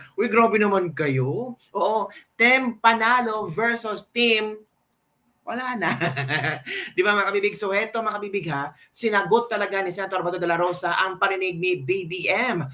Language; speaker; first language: Filipino; native; Filipino